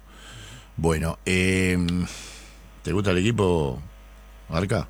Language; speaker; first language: Spanish; native; Spanish